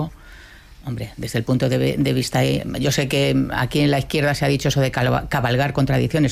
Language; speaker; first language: Spanish; native; Spanish